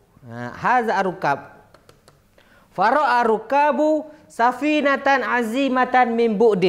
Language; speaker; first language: Arabic; non-native, fluent; Indonesian